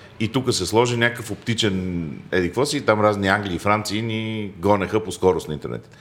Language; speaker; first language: Bulgarian; native; Bulgarian